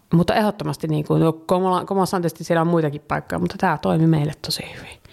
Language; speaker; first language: Finnish; early bilingual, heritage; Finnish